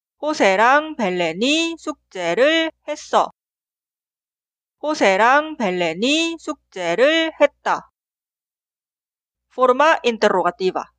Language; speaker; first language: Korean; non-native, fluent; Spanish